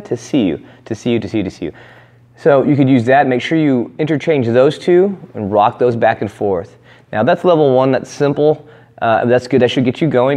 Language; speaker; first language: English; native; English